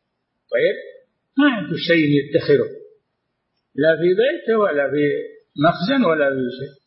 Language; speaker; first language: Arabic; native; Arabic